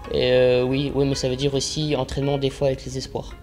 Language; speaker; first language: French; early bilingual, other home language; Afrikaans